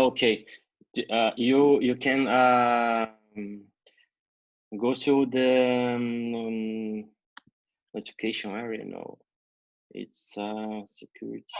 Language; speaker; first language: English; non-native, learner; Portuguese